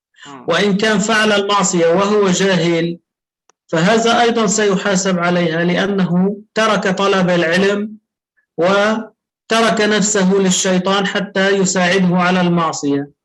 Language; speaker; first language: Arabic; native; Arabic